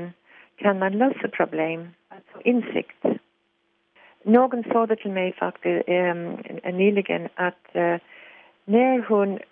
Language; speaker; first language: Swedish; non-native, fluent; English